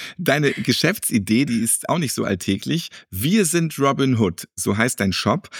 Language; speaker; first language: German; native; German